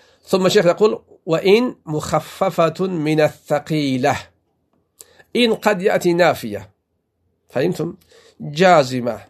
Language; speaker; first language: Arabic; non-native, fluent; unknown